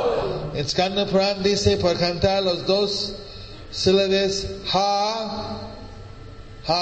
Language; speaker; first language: Spanish; non-native, fluent; English